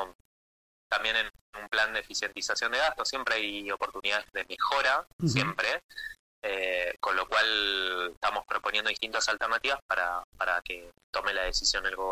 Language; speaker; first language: Spanish; native; Spanish